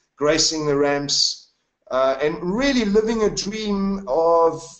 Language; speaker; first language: English; native; English